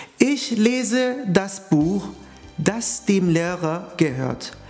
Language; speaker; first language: German; non-native, fluent; Turkish